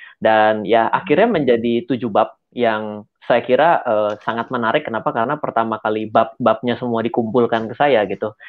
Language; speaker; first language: Indonesian; native; Indonesian